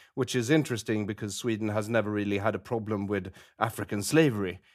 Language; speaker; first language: English; non-native, fluent; Swedish